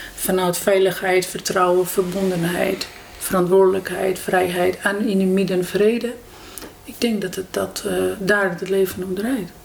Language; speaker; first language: Dutch; non-native, fluent; Persian